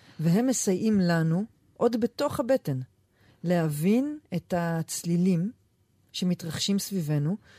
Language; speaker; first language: Hebrew; native; Hebrew